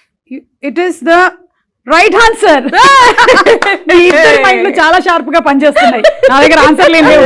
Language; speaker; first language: Telugu; native; Telugu